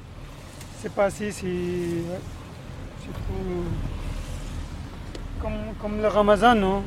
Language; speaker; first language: French; non-native, learner; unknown